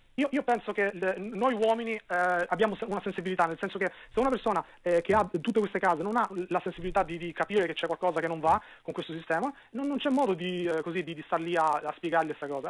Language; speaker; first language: Italian; non-native, fluent; Albanian